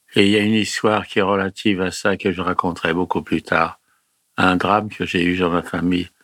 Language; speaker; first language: French; early bilingual, other home language; Italian